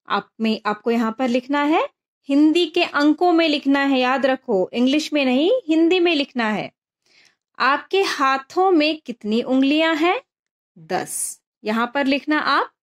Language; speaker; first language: Hindi; non-native, local second language; Bangla